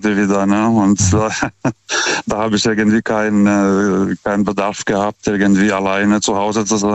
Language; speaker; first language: German; native; German